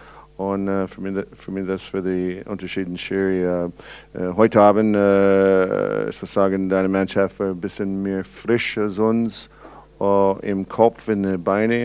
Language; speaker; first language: German; non-native, learner; English